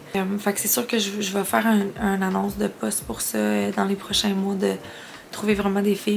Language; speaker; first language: French; native; French